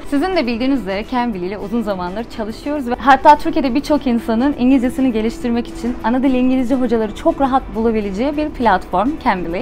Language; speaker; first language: Turkish; native; Turkish